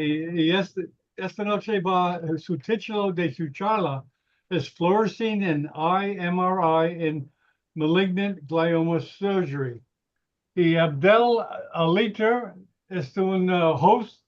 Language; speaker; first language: Spanish; non-native, learner; English